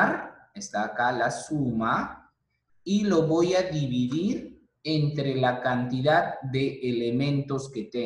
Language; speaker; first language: Spanish; native; Spanish